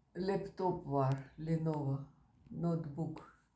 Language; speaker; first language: Turkish; early bilingual, heritage; Ukrainian